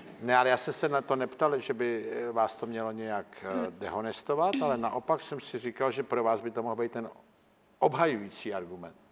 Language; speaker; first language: Czech; native; Czech